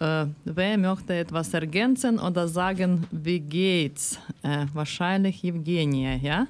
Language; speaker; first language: German; non-native, learner; Ukrainian